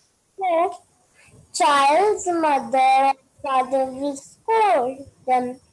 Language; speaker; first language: English; non-native, learner; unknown